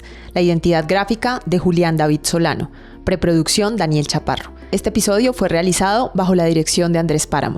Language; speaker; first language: Spanish; native; Spanish